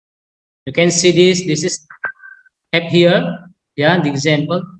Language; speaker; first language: English; non-native, learner; Indonesian